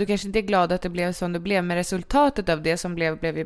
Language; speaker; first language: Swedish; native; Swedish